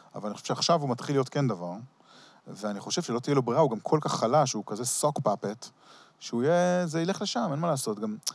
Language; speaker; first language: Hebrew; early bilingual, heritage; Hebrew